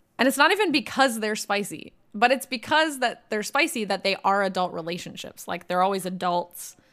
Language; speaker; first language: English; native; English